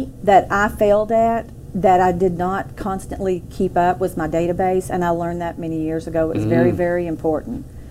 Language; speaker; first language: English; native; English